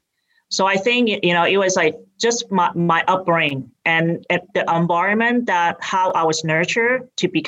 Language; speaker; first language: English; native; English